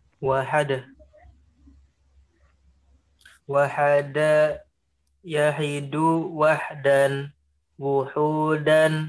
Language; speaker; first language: Arabic; non-native, learner; Indonesian